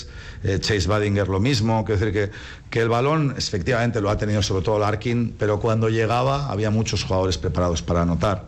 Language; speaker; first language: Spanish; native; Spanish